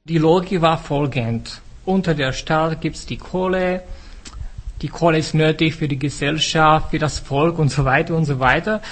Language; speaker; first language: German; non-native, fluent; Czech